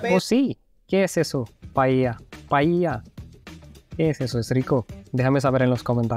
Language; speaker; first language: Spanish; non-native, fluent; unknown